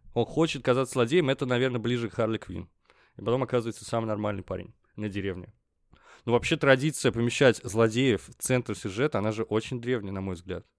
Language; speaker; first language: Russian; native; Russian